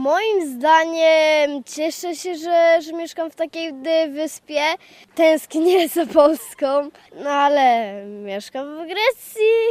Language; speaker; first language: Polish; early bilingual, heritage; Polish